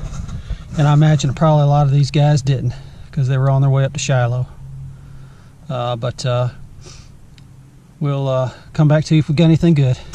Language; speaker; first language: English; native; English